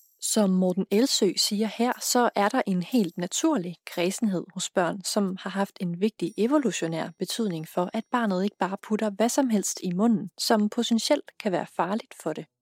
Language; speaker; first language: Danish; native; Danish